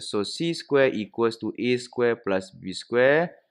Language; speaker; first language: English; non-native, local second language; Malay